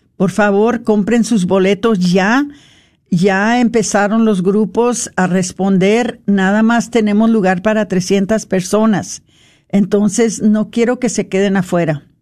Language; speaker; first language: Spanish; non-native, fluent; English